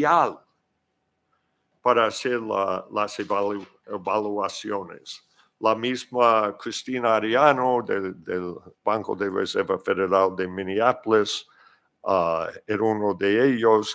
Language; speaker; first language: Spanish; non-native, fluent; English